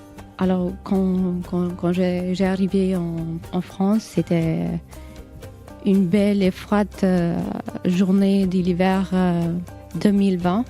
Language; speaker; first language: French; non-native, learner; Albanian